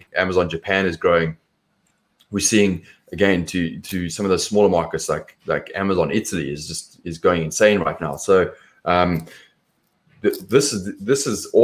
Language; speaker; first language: English; native; English